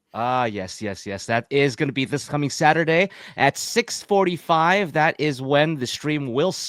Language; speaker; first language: English; native; English